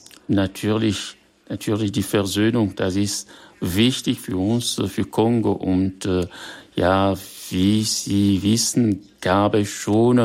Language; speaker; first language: German; non-native, fluent; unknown